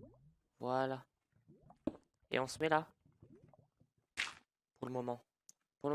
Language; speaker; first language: French; native; French